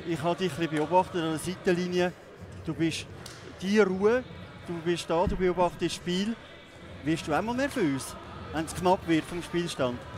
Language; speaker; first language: German; native; German